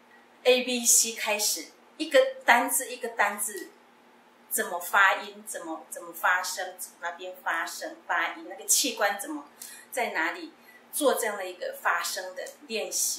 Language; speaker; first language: Chinese; non-native, local second language; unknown